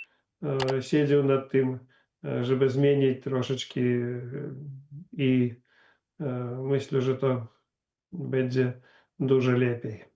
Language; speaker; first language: Polish; non-native, learner; Russian